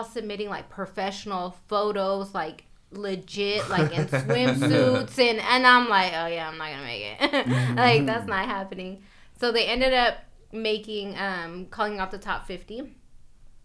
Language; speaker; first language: English; native; English